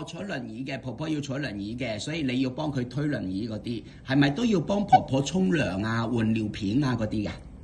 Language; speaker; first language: Cantonese; native; Cantonese